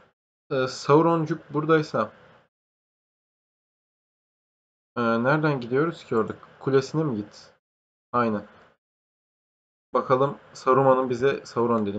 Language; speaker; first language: Turkish; native; Turkish